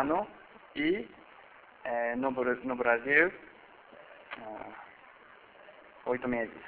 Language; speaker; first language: Portuguese; non-native, learner; Japanese